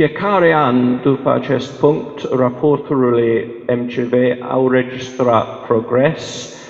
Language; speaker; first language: Romanian; non-native, fluent; English